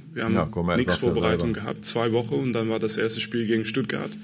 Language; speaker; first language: German; non-native, fluent; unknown